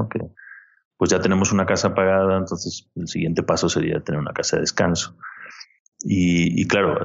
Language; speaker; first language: Spanish; native; Spanish